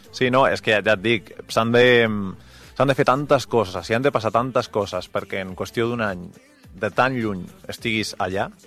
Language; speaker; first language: Catalan; non-native, local second language; Spanish